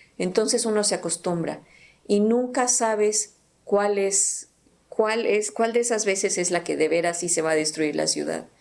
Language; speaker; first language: Spanish; native; Spanish